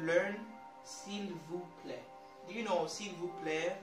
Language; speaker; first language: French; non-native, learner; English